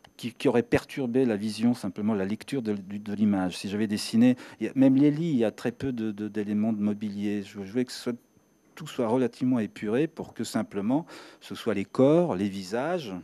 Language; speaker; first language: French; non-native, fluent; Serbian